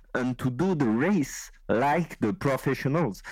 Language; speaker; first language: English; non-native, learner; French